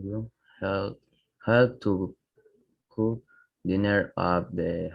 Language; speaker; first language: English; non-native, learner; Spanish